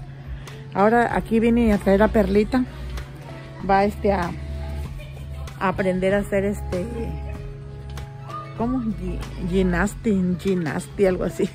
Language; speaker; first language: Spanish; native; Spanish